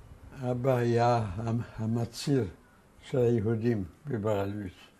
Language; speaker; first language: Hebrew; non-native, fluent; Yiddish